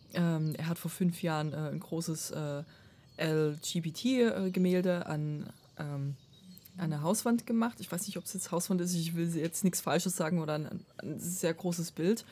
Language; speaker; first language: German; non-native, fluent; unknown